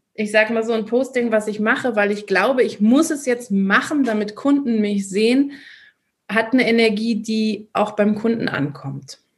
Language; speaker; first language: German; native; German